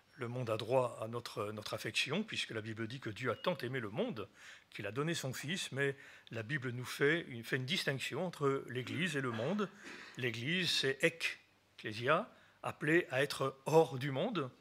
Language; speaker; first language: French; native; French